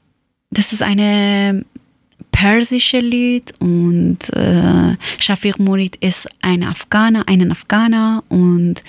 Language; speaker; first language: German; non-native, learner; Persian